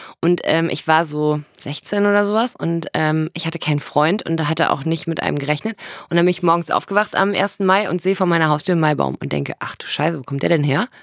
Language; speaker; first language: German; native; German